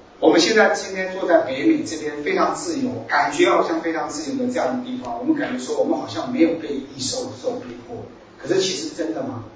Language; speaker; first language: Chinese; native; Chinese